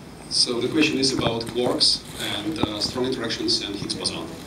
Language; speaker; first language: English; non-native, fluent; Russian